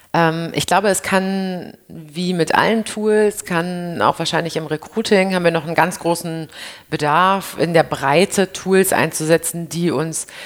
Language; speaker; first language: German; native; German